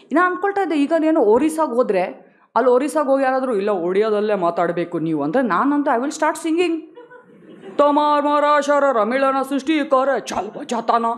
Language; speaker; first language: Kannada; non-native, local second language; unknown